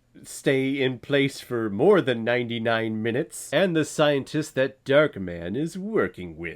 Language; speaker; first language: English; native; English